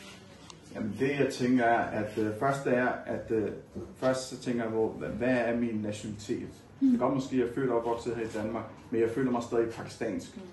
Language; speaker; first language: Danish; early bilingual, other home language; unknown